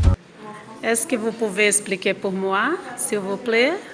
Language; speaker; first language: French; non-native, learner; Portuguese